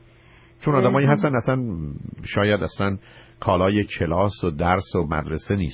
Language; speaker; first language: Persian; native; Persian